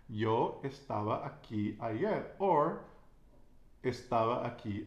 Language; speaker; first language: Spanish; non-native, learner; English